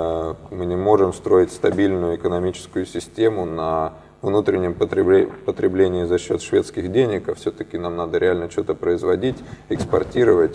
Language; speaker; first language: Russian; native; Russian